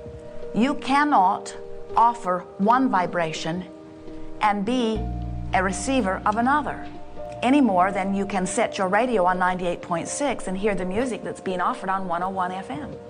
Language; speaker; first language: English; native; English